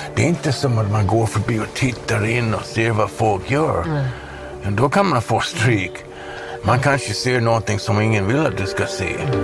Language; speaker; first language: Swedish; non-native, fluent; English